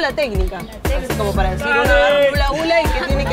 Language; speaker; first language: Spanish; native; Spanish